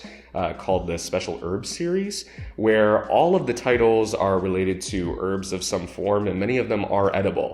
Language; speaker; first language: English; native; English